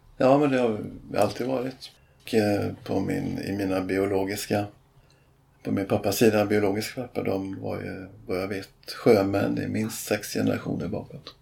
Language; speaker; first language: Swedish; native; Swedish